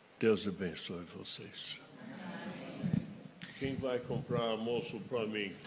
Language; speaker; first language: Portuguese; non-native, fluent; English